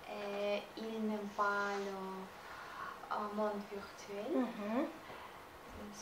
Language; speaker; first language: French; non-native, learner; Russian